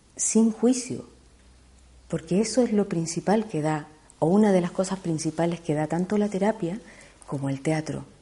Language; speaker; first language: Spanish; native; Spanish